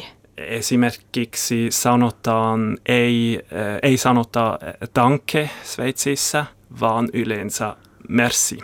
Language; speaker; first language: Finnish; non-native, learner; German